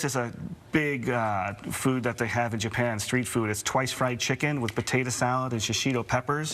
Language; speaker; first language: English; native; English